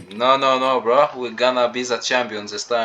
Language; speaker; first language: English; non-native, learner; Arabic